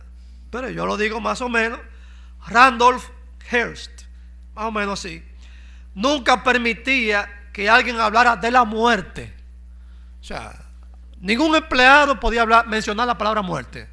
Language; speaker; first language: Spanish; native; Spanish